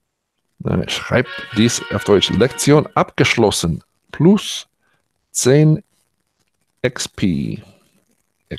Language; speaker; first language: German; non-native, learner; English